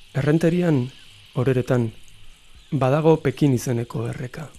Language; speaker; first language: Basque; native; Basque